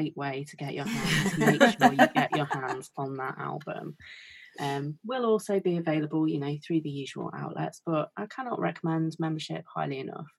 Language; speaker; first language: English; native; English